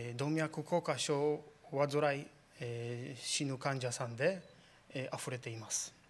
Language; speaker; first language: Japanese; non-native, fluent; Polish